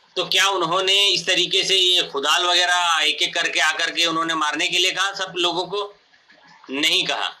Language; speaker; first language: Urdu; native; Urdu